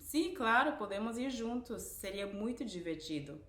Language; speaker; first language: Portuguese; non-native, fluent; English